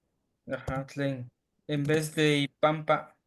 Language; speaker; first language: Spanish; native; Spanish